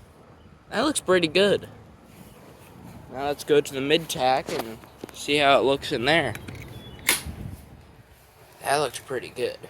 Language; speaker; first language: English; native; English